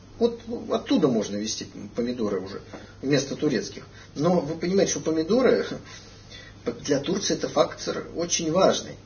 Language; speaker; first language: Russian; native; Russian